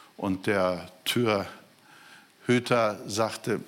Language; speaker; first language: German; non-native, fluent; Portuguese